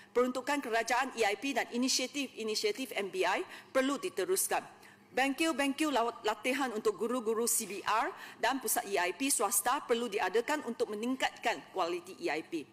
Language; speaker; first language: Malay; non-native, local second language; Chinese